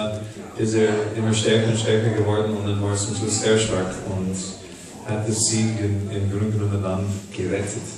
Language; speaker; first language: German; non-native, fluent; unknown